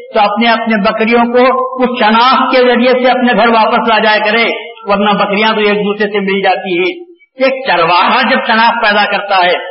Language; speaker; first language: Urdu; native; Urdu